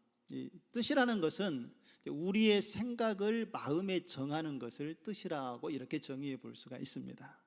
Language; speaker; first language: Korean; native; Korean